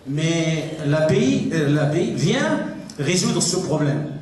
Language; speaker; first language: French; non-native, local second language; Arabic